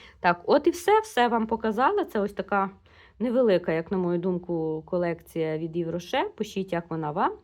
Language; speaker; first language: Ukrainian; non-native, local second language; Russian